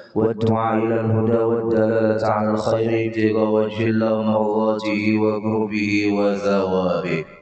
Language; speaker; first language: Arabic; non-native, fluent; Indonesian